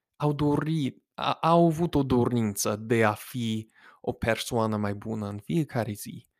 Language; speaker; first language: Romanian; non-native, fluent; English